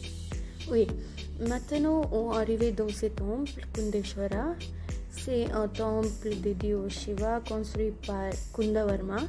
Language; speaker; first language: French; non-native, fluent; Konkani